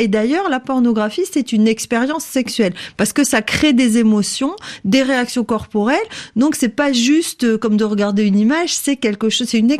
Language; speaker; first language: French; native; French